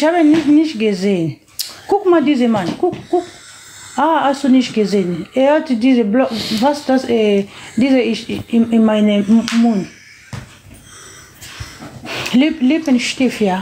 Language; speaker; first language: German; non-native, learner; Lingala